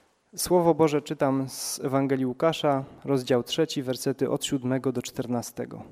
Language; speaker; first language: Polish; native; Polish